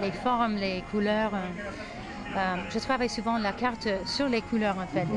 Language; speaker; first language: French; non-native, fluent; English